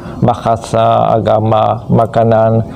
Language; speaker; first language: Indonesian; non-native, fluent; Spanish